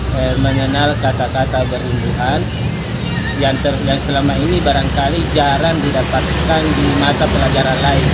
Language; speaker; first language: Indonesian; native; Indonesian